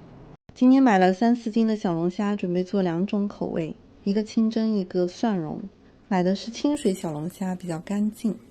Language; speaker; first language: Chinese; native; Chinese